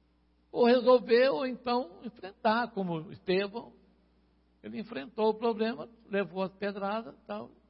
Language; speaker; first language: Portuguese; native; Portuguese